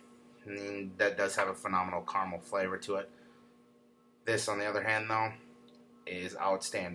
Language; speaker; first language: English; native; English